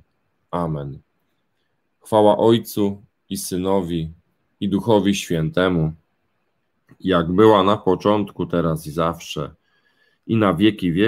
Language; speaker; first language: Polish; native; Polish